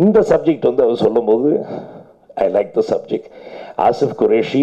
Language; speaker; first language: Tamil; native; Tamil